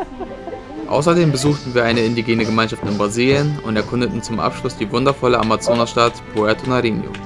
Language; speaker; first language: German; native; German